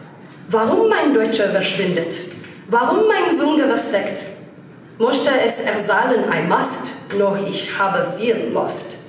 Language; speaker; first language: German; non-native, learner; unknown